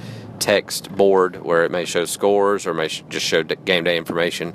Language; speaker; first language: English; native; English